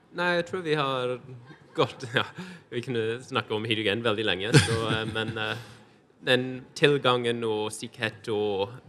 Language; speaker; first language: Norwegian; non-native, fluent; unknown